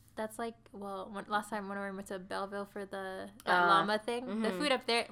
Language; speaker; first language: English; early bilingual, other home language; Sinhala